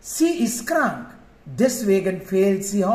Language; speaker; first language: German; non-native, fluent; Sinhala